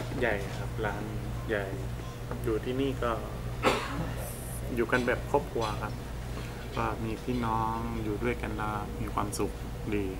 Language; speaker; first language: Thai; native; Thai